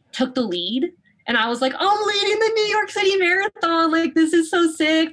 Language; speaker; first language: English; native; English